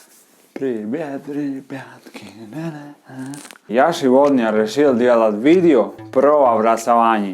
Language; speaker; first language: Russian; non-native, fluent; Spanish